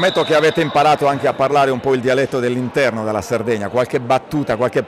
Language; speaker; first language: Italian; native; Italian